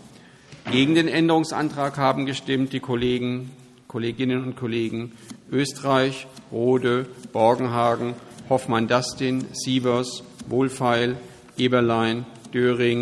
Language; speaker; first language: German; native; German